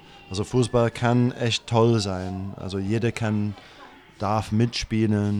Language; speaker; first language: German; non-native, fluent; English